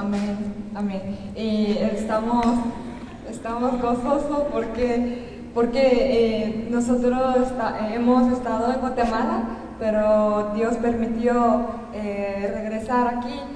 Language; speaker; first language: Spanish; non-native, learner; Korean